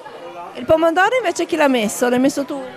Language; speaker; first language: Italian; native; Italian